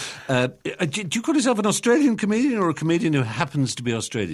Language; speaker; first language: English; native; English